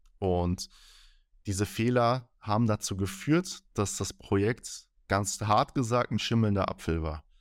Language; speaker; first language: German; early bilingual, other home language; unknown